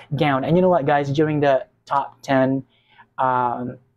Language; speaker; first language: English; non-native, local second language; Hiligaynon